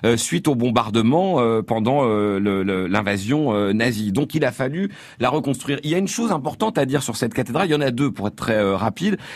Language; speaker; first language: French; native; French